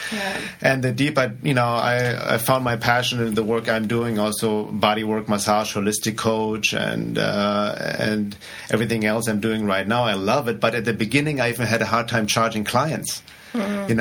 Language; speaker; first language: English; non-native, fluent; German